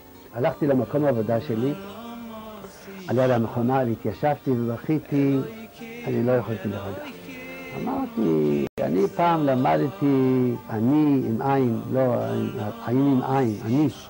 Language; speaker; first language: Hebrew; non-native, fluent; Yiddish